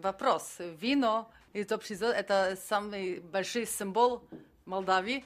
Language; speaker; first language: Russian; non-native, fluent; Polish